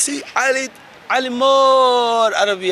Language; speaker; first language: Italian; non-native, learner; Somali